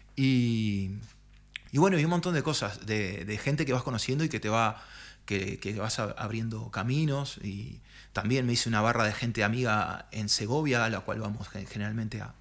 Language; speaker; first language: Spanish; native; Spanish